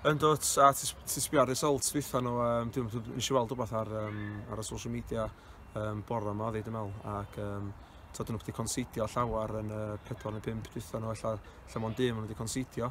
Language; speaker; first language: Welsh; native; Welsh